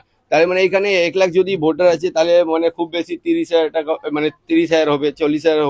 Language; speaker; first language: Bangla; non-native, local second language; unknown